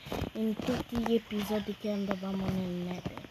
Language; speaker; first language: Italian; early bilingual, other home language; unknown